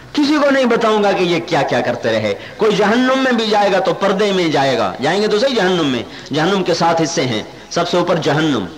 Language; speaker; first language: Urdu; non-native, local second language; Punjabi